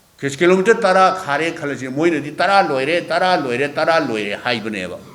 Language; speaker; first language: Manipuri; native; Manipuri